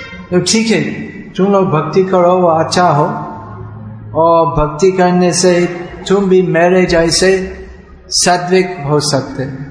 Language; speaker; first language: Hindi; non-native, fluent; English